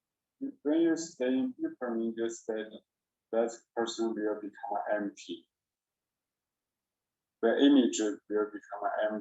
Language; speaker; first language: English; non-native, learner; Chinese